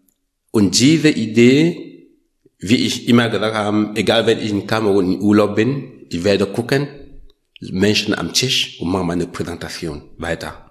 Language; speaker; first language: German; non-native, learner; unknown